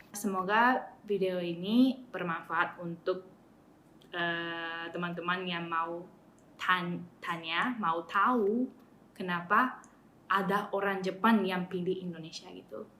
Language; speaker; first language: Indonesian; non-native, fluent; Japanese